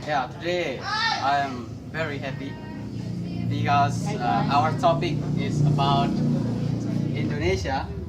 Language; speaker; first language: English; non-native, learner; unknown